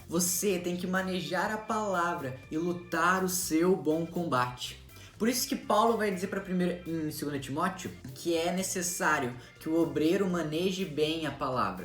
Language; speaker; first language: Portuguese; native; Portuguese